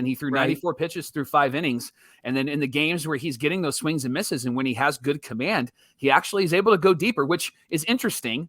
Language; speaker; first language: English; native; English